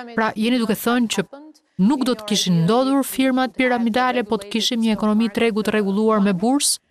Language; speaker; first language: Albanian; native; Albanian